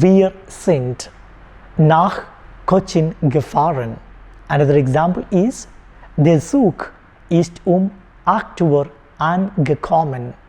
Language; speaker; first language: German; non-native, fluent; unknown